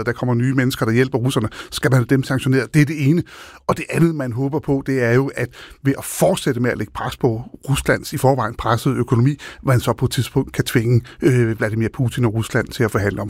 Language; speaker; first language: Danish; native; Danish